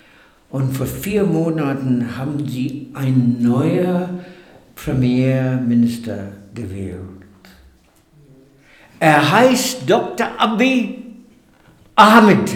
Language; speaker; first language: German; non-native, fluent; English